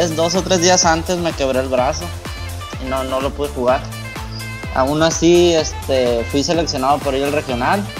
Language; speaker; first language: Spanish; native; Spanish